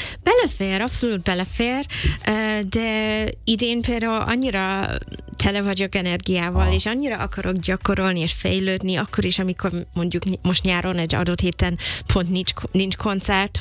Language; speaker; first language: Hungarian; non-native, fluent; English